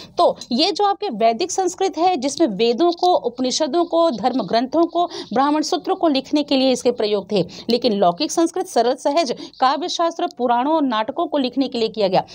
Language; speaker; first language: Hindi; native; Hindi